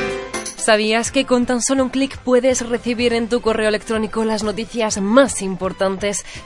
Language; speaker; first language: Spanish; native; Spanish